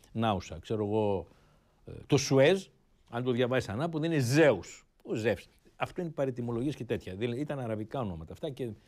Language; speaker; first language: Greek; native; Greek